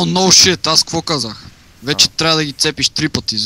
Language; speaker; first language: Bulgarian; native; Bulgarian